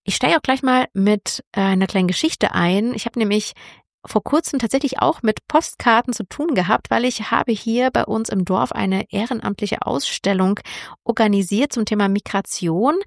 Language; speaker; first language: German; native; German